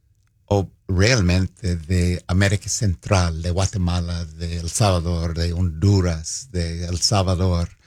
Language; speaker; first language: Spanish; non-native, fluent; English